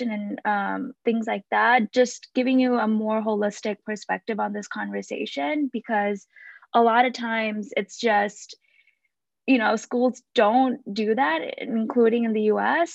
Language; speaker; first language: English; non-native, local second language; Sinhala